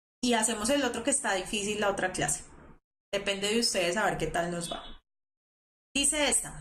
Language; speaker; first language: Spanish; native; Spanish